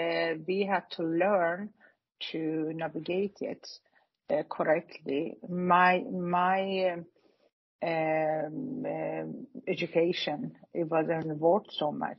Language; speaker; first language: English; non-native, fluent; Persian